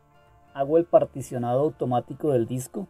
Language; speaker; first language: Spanish; native; Spanish